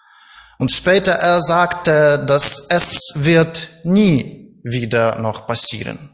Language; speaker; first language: German; non-native, learner; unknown